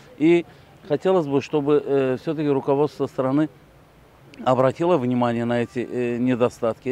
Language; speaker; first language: Russian; non-native, local second language; Azerbaijani